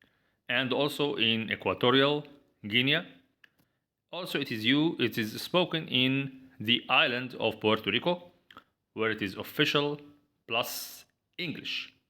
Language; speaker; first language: English; non-native, fluent; Arabic